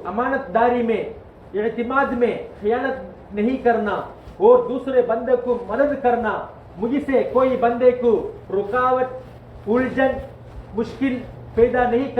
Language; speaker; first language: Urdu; non-native, fluent; Tamil